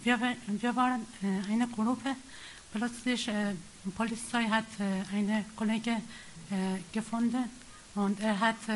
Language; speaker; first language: German; non-native, learner; Persian